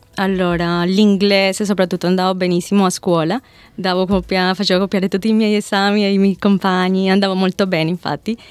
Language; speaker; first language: Italian; non-native, fluent; Spanish